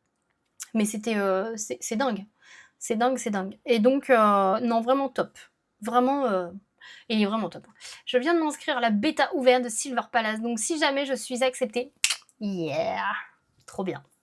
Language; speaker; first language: French; native; French